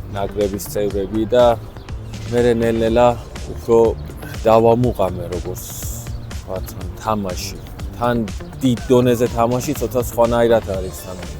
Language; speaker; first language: Georgian; native; Georgian